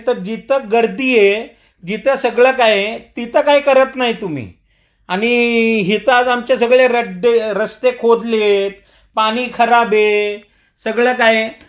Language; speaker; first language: Marathi; non-native, local second language; Marwari